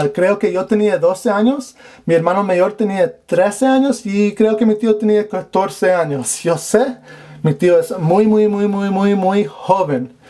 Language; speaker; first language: Spanish; non-native, learner; English